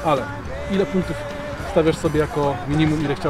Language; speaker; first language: Polish; native; Polish